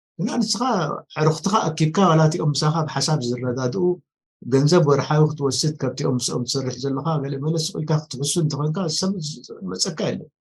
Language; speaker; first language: Tigrinya; non-native, local second language; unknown